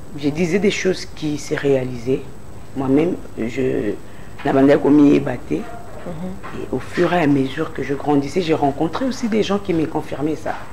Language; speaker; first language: French; non-native, local second language; Lingala